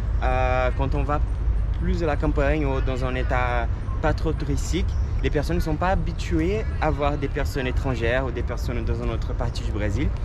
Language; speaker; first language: French; non-native, fluent; Portuguese